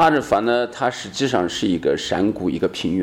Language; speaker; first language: Chinese; native; Chinese